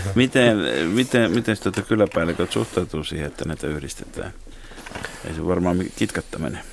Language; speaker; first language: Finnish; native; Finnish